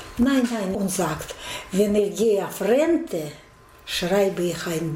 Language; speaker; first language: German; non-native, learner; Russian